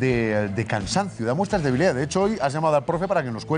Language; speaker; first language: Spanish; native; Spanish